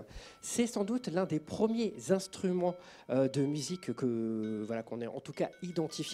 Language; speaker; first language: French; native; French